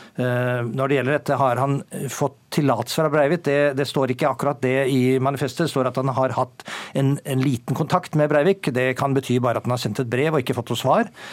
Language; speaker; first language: Norwegian; native; Norwegian